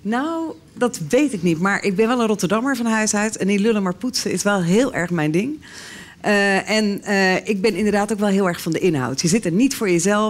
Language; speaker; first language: Dutch; native; Dutch